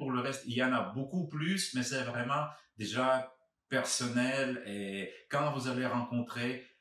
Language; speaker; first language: French; non-native, fluent; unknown